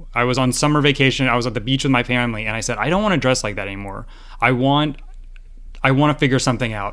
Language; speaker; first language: English; native; English